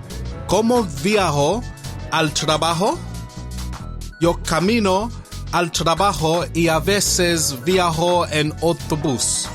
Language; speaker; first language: Spanish; non-native, learner; English